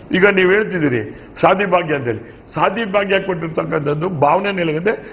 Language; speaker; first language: Kannada; native; Kannada